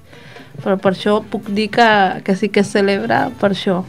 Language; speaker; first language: Catalan; early bilingual, other home language; Arabic